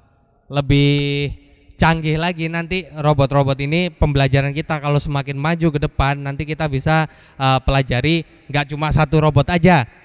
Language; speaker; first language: Indonesian; native; Indonesian